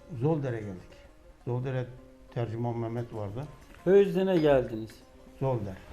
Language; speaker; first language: Turkish; native; Turkish